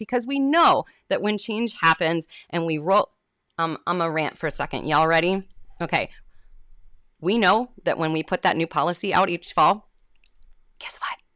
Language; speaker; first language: English; native; English